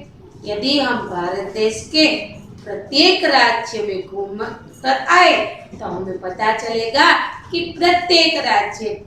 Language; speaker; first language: Hindi; non-native, local second language; Gujarati